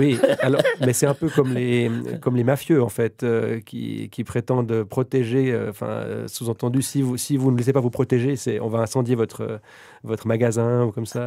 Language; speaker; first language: French; native; French